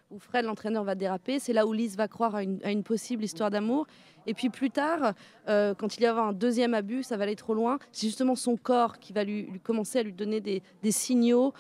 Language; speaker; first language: French; native; French